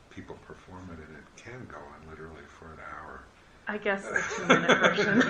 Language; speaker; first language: English; native; English